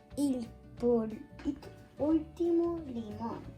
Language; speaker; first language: Spanish; early bilingual, heritage; English